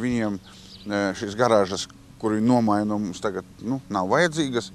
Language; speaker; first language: Latvian; native; Latvian